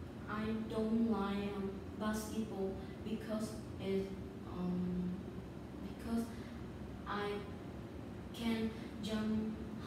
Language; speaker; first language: English; non-native, learner; Vietnamese